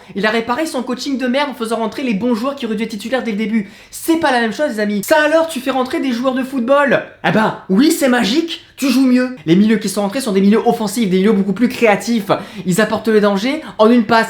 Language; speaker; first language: French; native; French